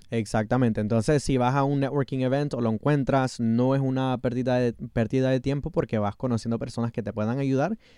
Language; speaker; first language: Spanish; early bilingual, heritage; Spanish